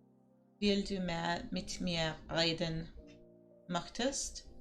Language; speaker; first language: German; non-native, learner; Spanish